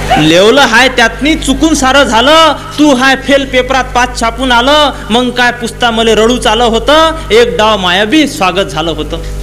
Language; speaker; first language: Marathi; non-native, local second language; Urdu